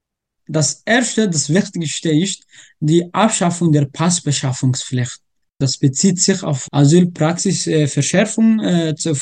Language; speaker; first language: German; non-native, learner; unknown